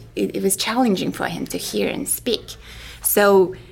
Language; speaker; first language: English; non-native, fluent; Mongolian